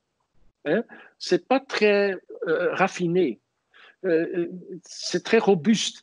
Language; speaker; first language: French; non-native, fluent; Dutch